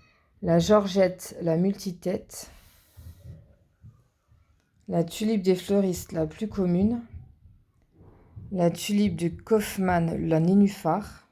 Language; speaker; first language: French; native; French